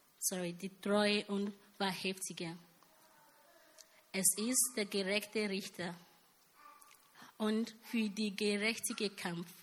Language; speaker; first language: German; non-native, learner; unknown